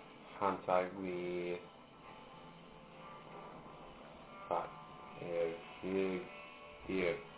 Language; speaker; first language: Icelandic; non-native, learner; English